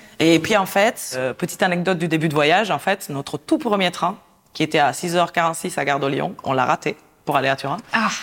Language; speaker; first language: French; non-native, fluent; Italian